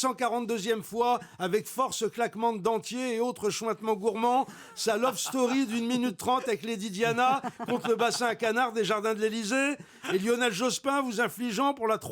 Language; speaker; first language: French; native; French